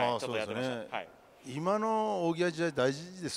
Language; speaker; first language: Japanese; native; Japanese